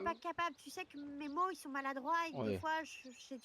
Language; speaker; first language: French; native; French